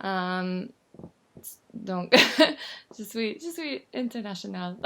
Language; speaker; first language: French; non-native, learner; English